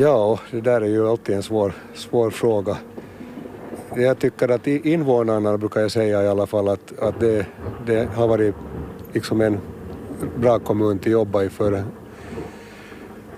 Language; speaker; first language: Swedish; native; Swedish